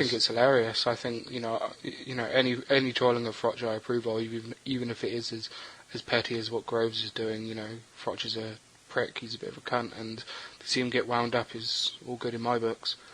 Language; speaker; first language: English; native; English